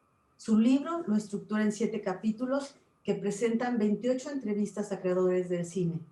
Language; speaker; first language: Spanish; native; Spanish